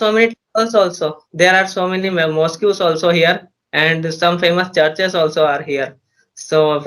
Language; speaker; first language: English; non-native, learner; Hindi